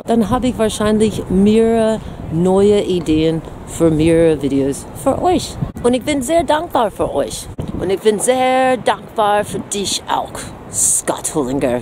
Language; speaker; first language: German; non-native, fluent; English